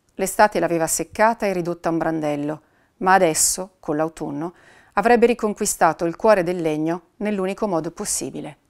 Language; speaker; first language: Italian; native; Italian